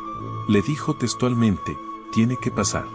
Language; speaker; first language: Spanish; native; Spanish